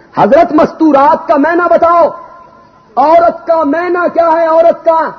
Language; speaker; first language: Urdu; non-native, local second language; Punjabi